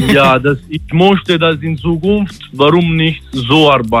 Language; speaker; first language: German; non-native, learner; Italian